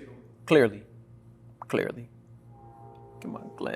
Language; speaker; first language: English; native; English